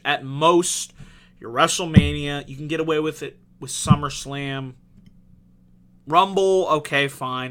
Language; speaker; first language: English; native; English